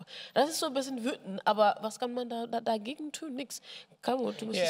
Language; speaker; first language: German; non-native, fluent; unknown